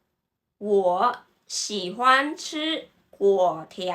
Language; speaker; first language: Chinese; non-native, fluent; Khmer